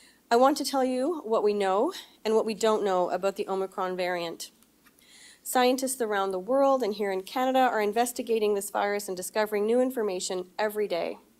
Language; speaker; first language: English; native; English